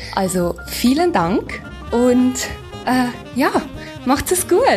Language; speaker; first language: German; native; German